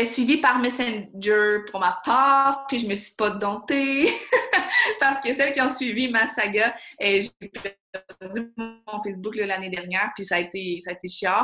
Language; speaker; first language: French; native; French